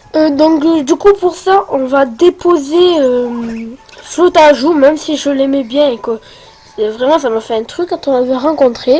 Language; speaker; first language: French; native; French